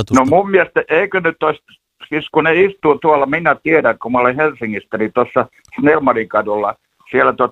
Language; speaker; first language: Finnish; native; Finnish